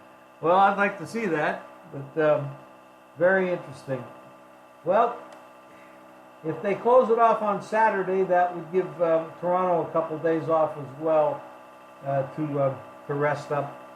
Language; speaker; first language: English; native; English